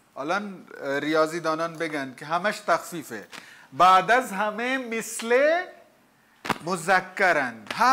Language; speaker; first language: Persian; non-native, fluent; Hindi